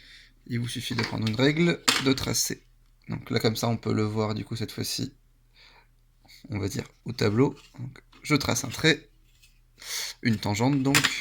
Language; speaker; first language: French; native; French